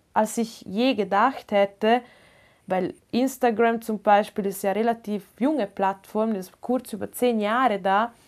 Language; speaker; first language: German; non-native, fluent; Ladin